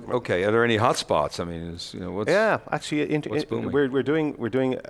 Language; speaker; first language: English; native; English